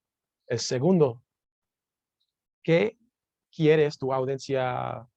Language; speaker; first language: Spanish; non-native, learner; English